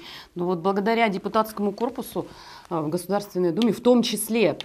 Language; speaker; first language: Russian; native; Russian